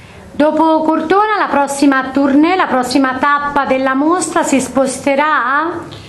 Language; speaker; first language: Italian; native; Italian